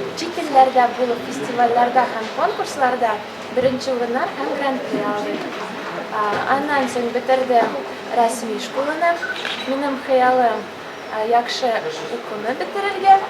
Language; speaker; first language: Tatar; non-native, local second language; Russian